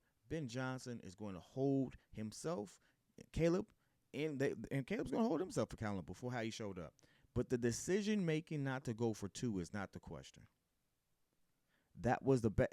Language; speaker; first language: English; native; English